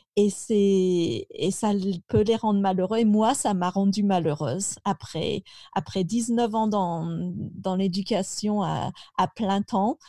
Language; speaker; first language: French; native; French